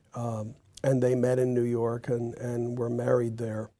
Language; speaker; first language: English; native; English